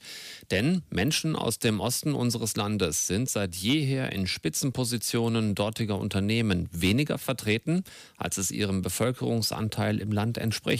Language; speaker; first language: German; native; German